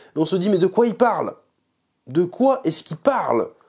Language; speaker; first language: French; native; French